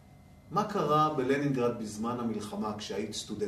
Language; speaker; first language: Hebrew; native; Hebrew